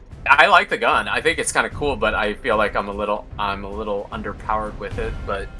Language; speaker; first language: English; native; English